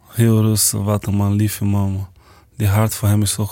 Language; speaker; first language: Dutch; non-native, learner; Portuguese